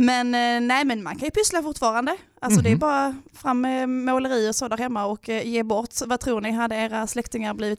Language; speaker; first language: Swedish; native; Swedish